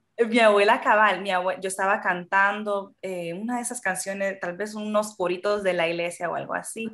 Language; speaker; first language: Spanish; native; Spanish